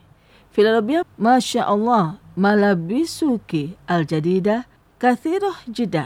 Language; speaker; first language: Arabic; non-native, fluent; Indonesian